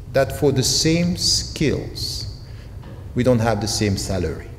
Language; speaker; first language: English; non-native, fluent; French